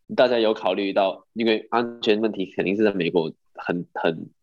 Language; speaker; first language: Chinese; non-native, local second language; Cantonese